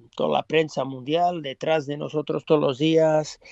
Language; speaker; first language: Spanish; non-native, fluent; English